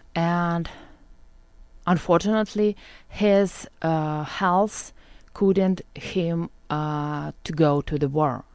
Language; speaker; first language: English; non-native, learner; Ukrainian